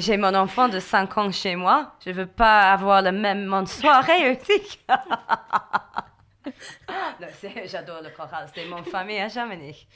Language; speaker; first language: French; non-native, learner; English